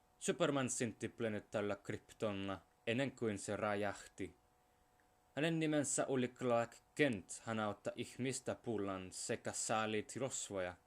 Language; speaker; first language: Finnish; non-native, learner; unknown